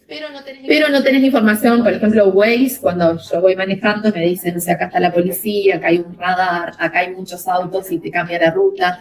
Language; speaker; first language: Spanish; native; Spanish